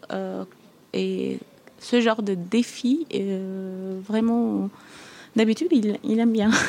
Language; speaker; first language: French; non-native, fluent; Arabic